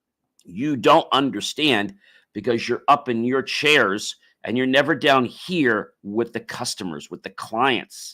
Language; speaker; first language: English; native; English